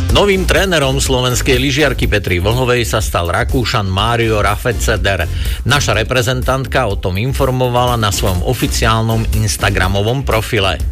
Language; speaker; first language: Slovak; native; Slovak